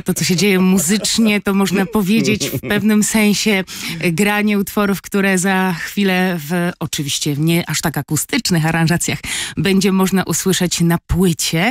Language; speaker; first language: Polish; native; Polish